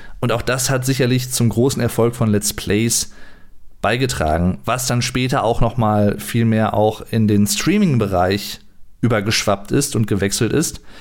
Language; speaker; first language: German; native; German